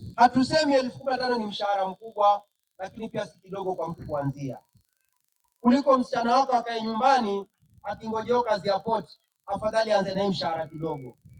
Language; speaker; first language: Swahili; native; Swahili